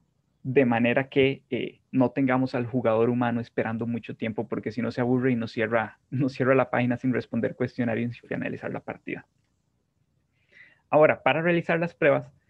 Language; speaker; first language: Spanish; native; Spanish